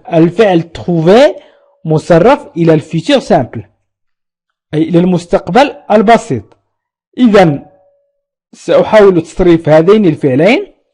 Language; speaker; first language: Arabic; native; Arabic